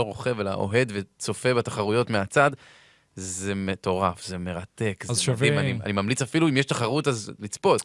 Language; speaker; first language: Hebrew; native; Hebrew